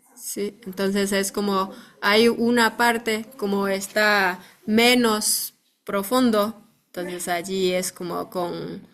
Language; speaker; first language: Spanish; non-native, fluent; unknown